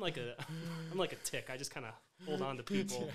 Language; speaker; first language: English; native; English